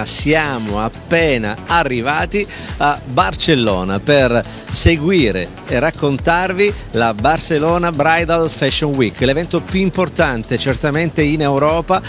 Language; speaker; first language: Italian; native; Italian